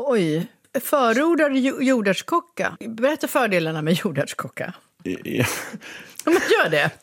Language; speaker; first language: Swedish; native; Swedish